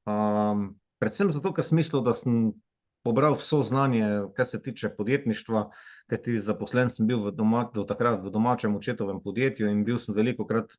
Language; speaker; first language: Slovenian; native; Slovenian